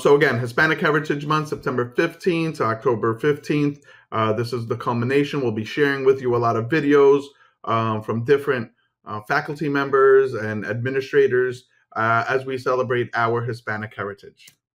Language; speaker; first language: English; early bilingual, other home language; Spanish